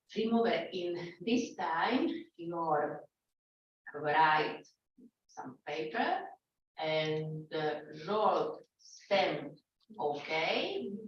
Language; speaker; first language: English; non-native, learner; Slovak